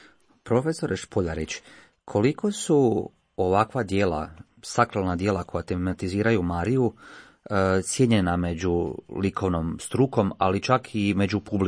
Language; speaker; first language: Croatian; native; Croatian